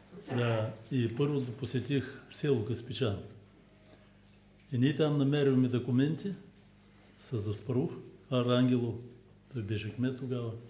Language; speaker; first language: Bulgarian; early bilingual, heritage; Bulgarian